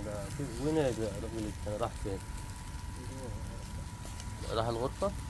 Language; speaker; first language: Arabic; native; Arabic